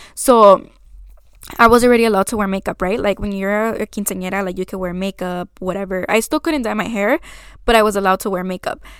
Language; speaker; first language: English; early bilingual, other home language; Spanish